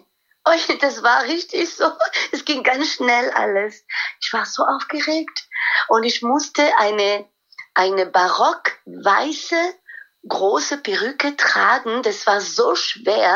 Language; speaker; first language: German; non-native, fluent; French